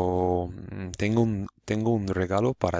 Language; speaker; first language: Spanish; non-native, fluent; English